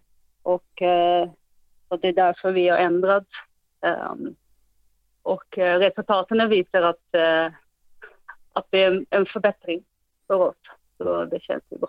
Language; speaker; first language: Swedish; non-native, fluent; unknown